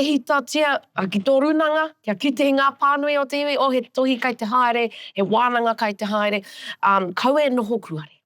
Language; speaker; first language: Māori; non-native, local second language; English